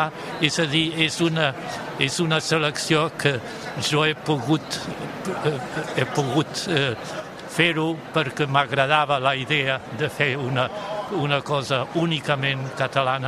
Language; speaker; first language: Catalan; non-native, fluent; German